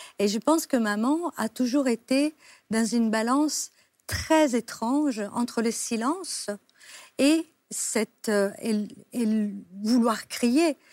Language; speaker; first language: French; non-native, fluent; Italian